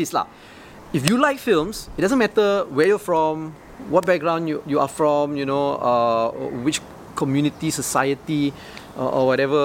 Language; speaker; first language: English; non-native, local second language; Malay